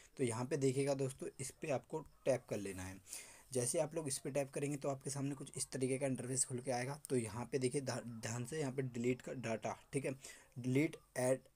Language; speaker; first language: Hindi; native; Hindi